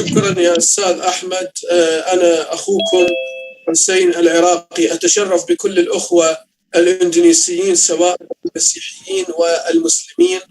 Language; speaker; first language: Arabic; native; Arabic